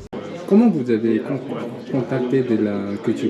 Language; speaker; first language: French; non-native, learner; Korean